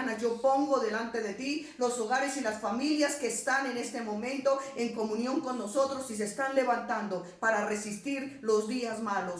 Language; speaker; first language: Spanish; native; Spanish